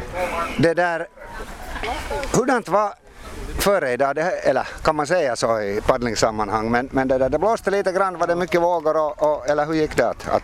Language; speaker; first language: Swedish; native; Swedish